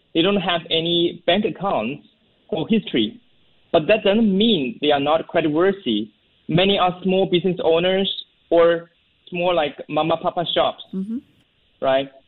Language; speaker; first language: English; non-native, fluent; Chinese